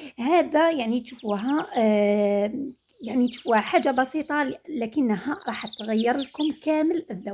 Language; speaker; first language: Arabic; native; Arabic